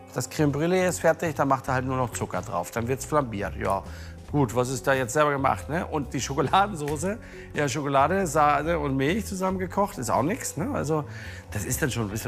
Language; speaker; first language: German; native; German